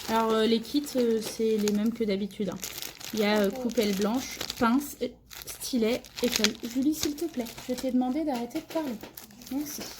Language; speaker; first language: French; native; French